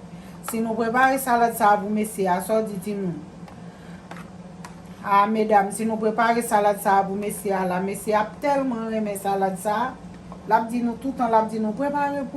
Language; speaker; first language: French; non-native, local second language; Haitian Creole